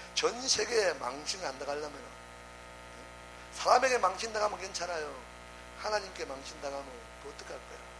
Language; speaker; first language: Korean; native; Korean